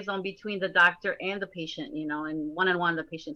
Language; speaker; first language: English; early bilingual, other home language; Spanish